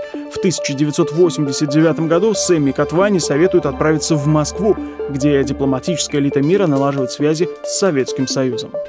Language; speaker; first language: Russian; native; Russian